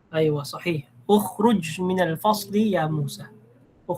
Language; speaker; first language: Arabic; non-native, fluent; Filipino